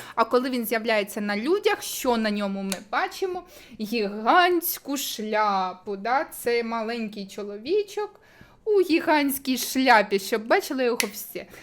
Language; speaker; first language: Ukrainian; native; Ukrainian